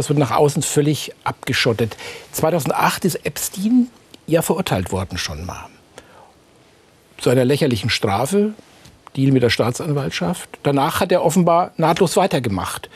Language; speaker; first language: German; native; German